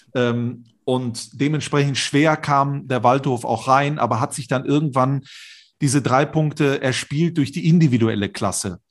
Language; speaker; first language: German; native; German